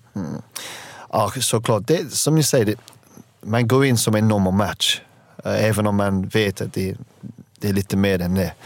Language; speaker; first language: Swedish; non-native, learner; English